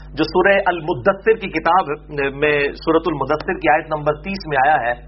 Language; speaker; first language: Urdu; non-native, local second language; Punjabi